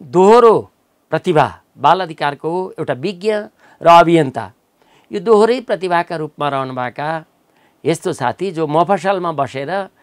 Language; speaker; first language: Nepali; native; Nepali